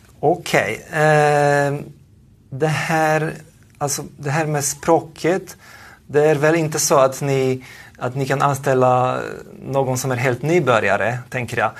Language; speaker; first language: Swedish; non-native, fluent; Polish